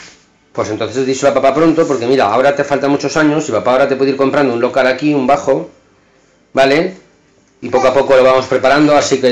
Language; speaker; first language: Spanish; native; Spanish